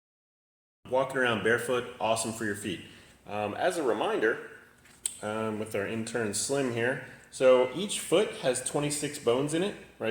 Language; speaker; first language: English; native; English